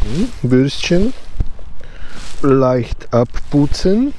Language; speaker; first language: German; non-native, learner; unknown